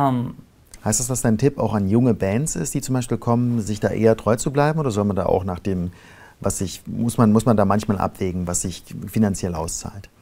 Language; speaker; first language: German; native; German